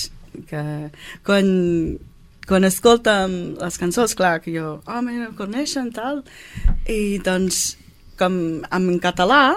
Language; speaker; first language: Catalan; non-native, learner; English